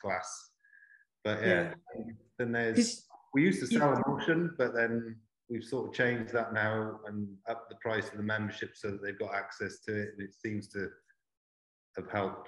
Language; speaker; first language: English; native; English